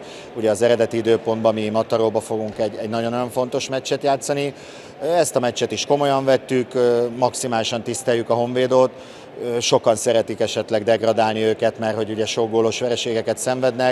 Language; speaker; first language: Hungarian; native; Hungarian